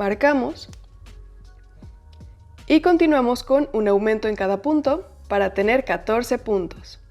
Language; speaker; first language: Spanish; native; Spanish